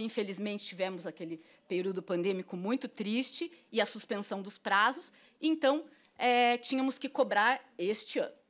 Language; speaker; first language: Portuguese; native; Portuguese